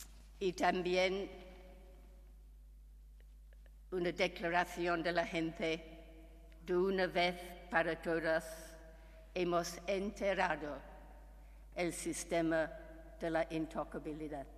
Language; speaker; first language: Spanish; non-native, fluent; English